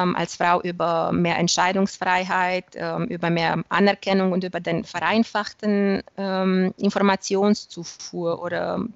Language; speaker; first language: German; non-native, fluent; Romanian